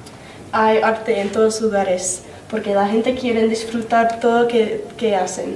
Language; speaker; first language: Spanish; non-native, fluent; English